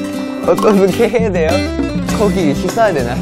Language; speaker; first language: Korean; non-native, learner; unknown